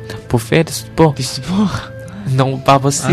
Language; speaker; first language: French; non-native, learner; Chinese